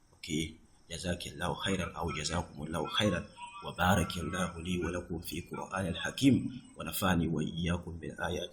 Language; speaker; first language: Arabic; non-native, fluent; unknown